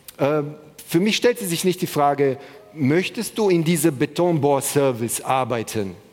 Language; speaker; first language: German; non-native, fluent; Romanian